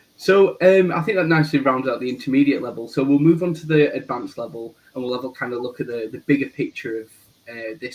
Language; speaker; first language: English; native; English